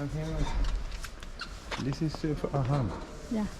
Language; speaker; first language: English; non-native, learner; Swedish